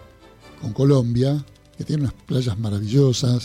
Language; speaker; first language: Spanish; native; Spanish